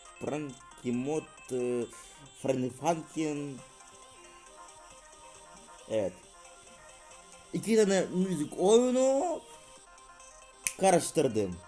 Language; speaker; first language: Turkish; non-native, learner; Russian